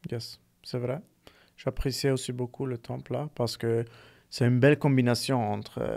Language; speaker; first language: French; non-native, fluent; Italian